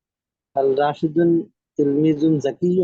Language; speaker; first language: Arabic; non-native, learner; Bangla